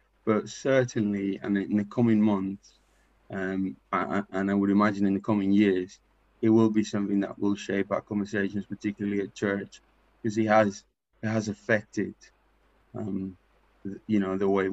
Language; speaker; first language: English; non-native, fluent; Spanish